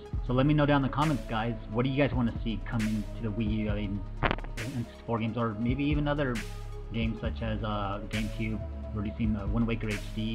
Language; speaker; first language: English; native; English